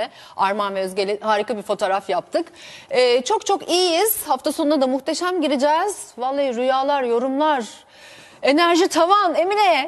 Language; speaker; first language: Turkish; native; Turkish